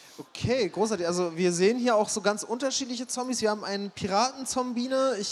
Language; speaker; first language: German; native; German